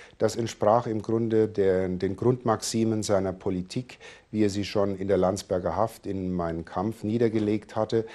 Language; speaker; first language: German; native; German